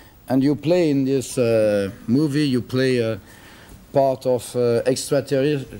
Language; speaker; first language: English; non-native, learner; French